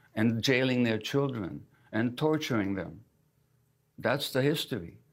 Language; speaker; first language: English; early bilingual, other home language; Hungarian